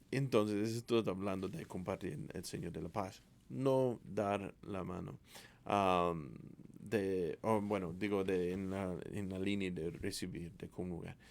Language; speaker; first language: Spanish; non-native, fluent; English